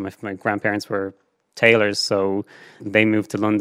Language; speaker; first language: English; native; English